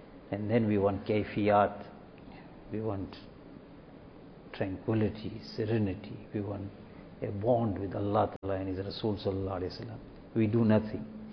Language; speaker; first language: English; native; English